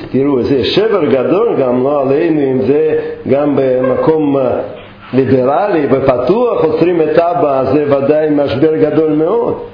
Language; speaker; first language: Hebrew; non-native, fluent; Russian